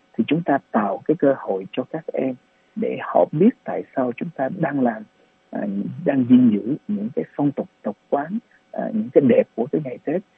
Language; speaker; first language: Vietnamese; early bilingual, other home language; English